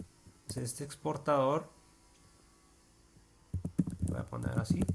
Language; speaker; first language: Spanish; native; Spanish